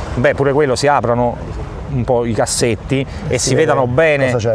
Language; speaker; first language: Italian; native; Italian